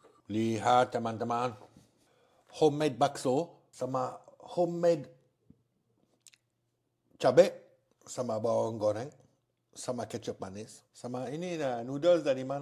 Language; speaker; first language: Indonesian; non-native, learner; French